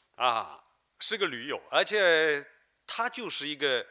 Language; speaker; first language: Chinese; native; Chinese